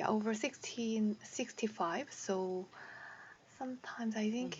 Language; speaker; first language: English; non-native, learner; Korean